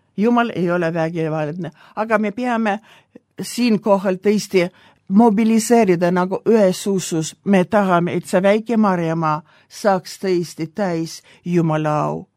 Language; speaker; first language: Estonian; non-native, local second language; Russian